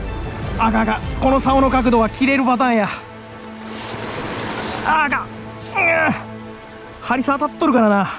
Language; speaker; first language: Japanese; native; Japanese